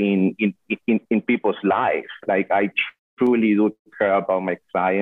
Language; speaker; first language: English; non-native, fluent; Spanish